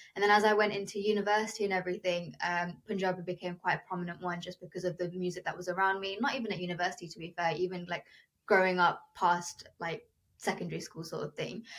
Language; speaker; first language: English; non-native, local second language; Telugu